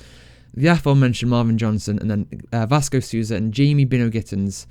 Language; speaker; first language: English; native; English